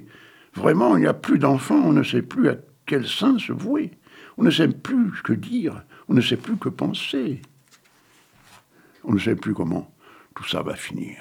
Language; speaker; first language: French; native; French